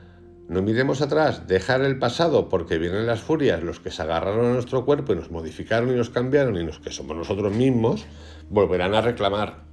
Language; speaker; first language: Spanish; native; Spanish